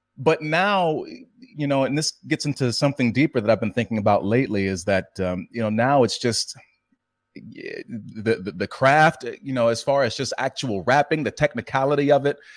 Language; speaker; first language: English; native; English